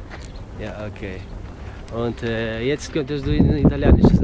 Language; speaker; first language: German; non-native, learner; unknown